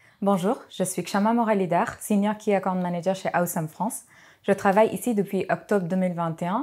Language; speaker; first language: French; non-native, fluent; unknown